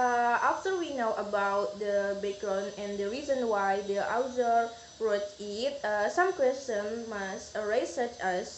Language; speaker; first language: English; non-native, learner; Indonesian